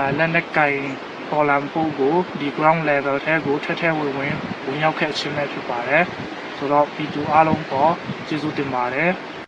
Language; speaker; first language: Burmese; non-native, local second language; Tedim Chin